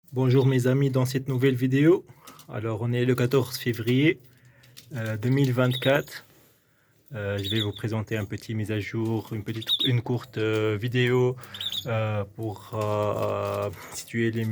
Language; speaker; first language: French; non-native, fluent; Arabic